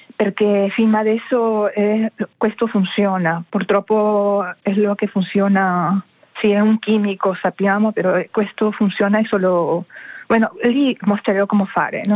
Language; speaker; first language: Italian; non-native, fluent; Spanish